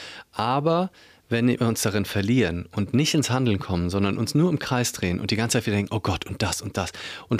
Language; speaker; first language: German; native; German